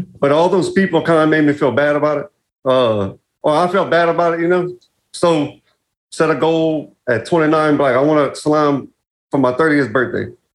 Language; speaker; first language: English; native; English